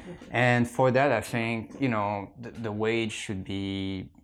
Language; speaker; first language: English; non-native, fluent; French